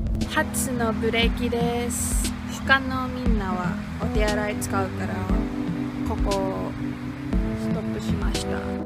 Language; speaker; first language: Japanese; non-native, learner; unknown